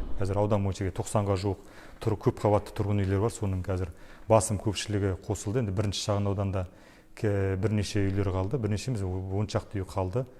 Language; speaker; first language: Kazakh; native; Kazakh